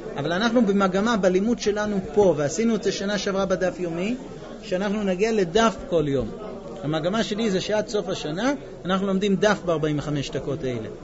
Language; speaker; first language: Hebrew; non-native, fluent; English